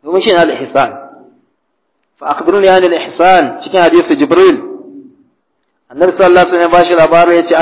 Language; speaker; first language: Arabic; non-native, fluent; Hausa